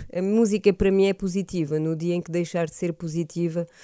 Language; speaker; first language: Portuguese; early bilingual, other home language; French